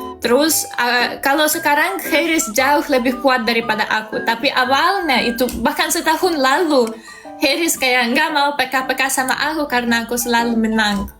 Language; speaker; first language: Indonesian; non-native, fluent; Russian